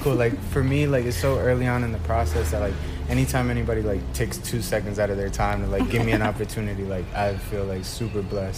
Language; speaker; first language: English; early bilingual, other home language; Spanish